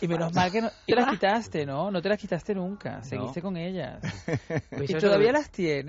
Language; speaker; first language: Spanish; native; Spanish